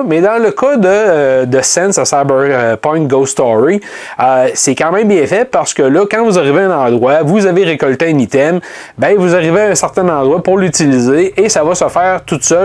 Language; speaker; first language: French; native; French